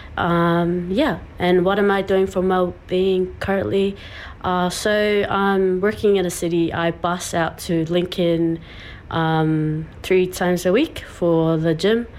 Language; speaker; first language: English; early bilingual, other home language; Samoan